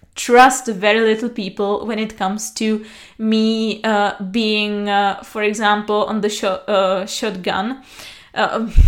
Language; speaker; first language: English; non-native, fluent; Czech